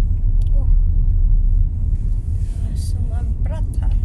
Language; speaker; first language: Norwegian; non-native, learner; Filipino